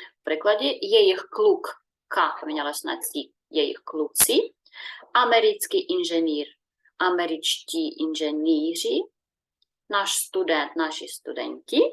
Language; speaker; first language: Czech; non-native, learner; Ukrainian